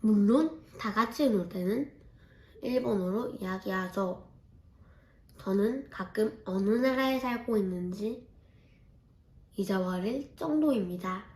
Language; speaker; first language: Korean; early bilingual, heritage; Korean